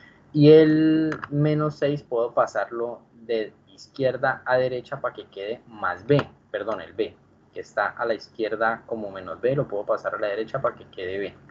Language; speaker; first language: Spanish; native; Spanish